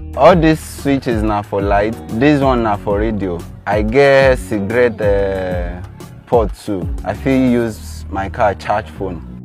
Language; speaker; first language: Nigerian Pidgin; non-native, local second language; Yoruba